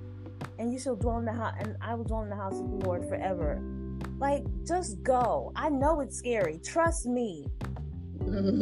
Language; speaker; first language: English; non-native, local second language; Jamaican Creole English